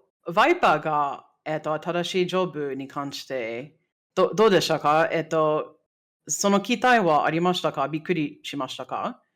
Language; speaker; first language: Japanese; non-native, fluent; English